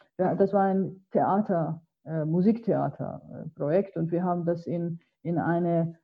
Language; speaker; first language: German; non-native, fluent; Georgian